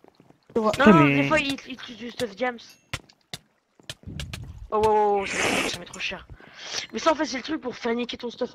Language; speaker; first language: French; native; French